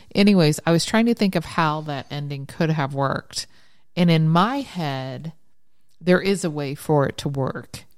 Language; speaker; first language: English; native; English